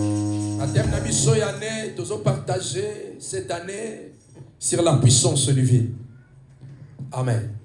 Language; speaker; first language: French; non-native, local second language; Lingala